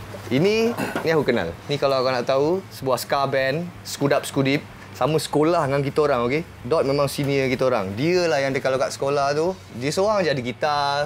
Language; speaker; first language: Malay; early bilingual, heritage; Malay